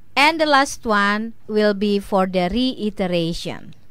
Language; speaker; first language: English; non-native, fluent; Indonesian